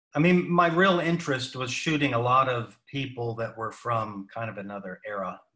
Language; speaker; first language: English; native; English